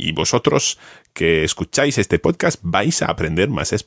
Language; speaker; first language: Spanish; non-native, fluent; English